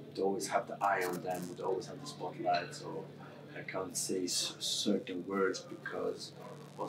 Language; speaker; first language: English; non-native, fluent; Swedish